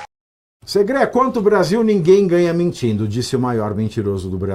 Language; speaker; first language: Portuguese; native; Portuguese